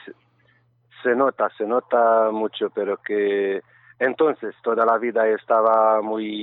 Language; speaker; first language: Spanish; non-native, learner; Romanian